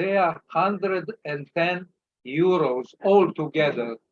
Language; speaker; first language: English; non-native, learner; Serbian